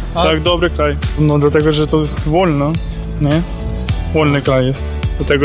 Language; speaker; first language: Polish; non-native, learner; Ukrainian